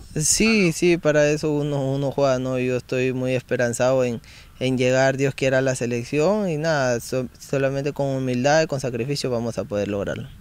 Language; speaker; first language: Spanish; native; Spanish